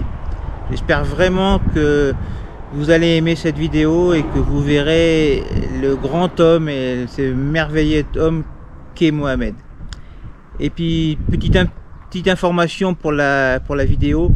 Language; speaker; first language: French; native; French